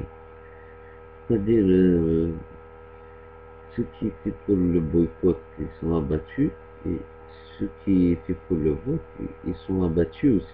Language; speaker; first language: French; non-native, local second language; Arabic